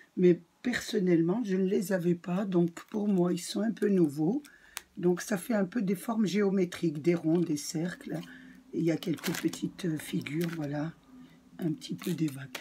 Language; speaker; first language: French; native; French